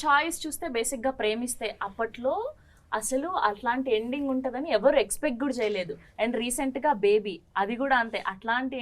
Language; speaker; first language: Telugu; native; Telugu